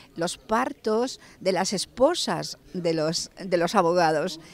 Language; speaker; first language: Spanish; native; Spanish